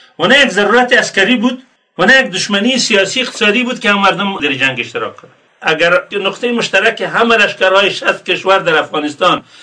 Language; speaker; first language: Persian; native; Persian